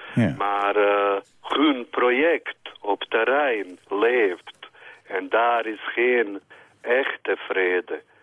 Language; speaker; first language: Dutch; non-native, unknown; Bosnian